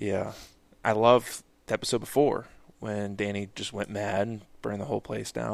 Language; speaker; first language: English; native; English